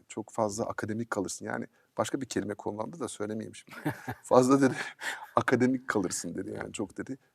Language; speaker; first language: Turkish; early bilingual, heritage; Turkish